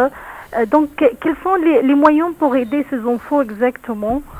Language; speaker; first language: French; non-native, learner; Arabic